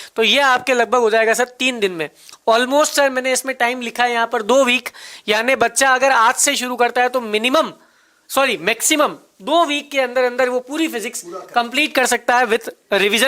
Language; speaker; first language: Hindi; native; Hindi